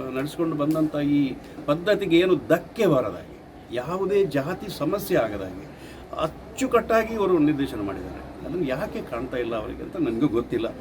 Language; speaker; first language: Kannada; non-native, local second language; Tulu